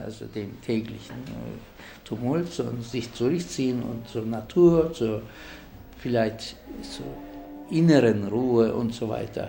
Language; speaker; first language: German; non-native, fluent; Turkish